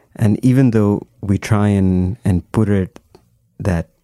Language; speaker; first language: English; non-native, local second language; Hindi